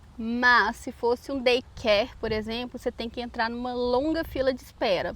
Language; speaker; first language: Portuguese; native; Portuguese